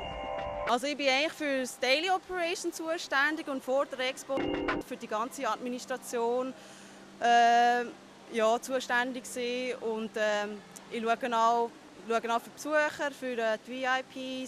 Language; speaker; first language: German; early bilingual, other home language; Vietnamese